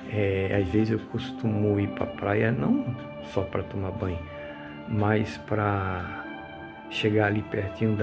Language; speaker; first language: Portuguese; native; Portuguese